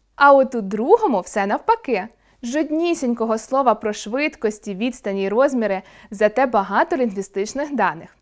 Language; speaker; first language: Ukrainian; native; Ukrainian